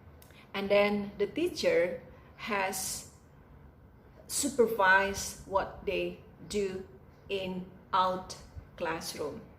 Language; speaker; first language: English; non-native, fluent; Indonesian